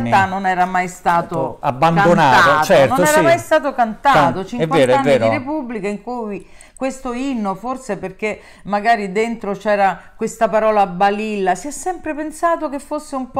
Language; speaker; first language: Italian; native; Italian